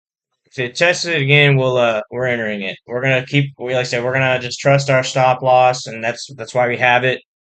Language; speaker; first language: English; native; English